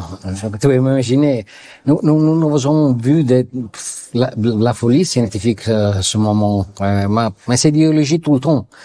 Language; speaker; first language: French; non-native, learner; Italian